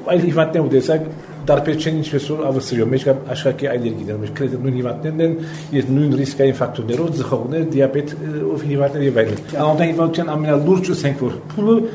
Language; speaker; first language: Armenian; early bilingual, heritage; Armenian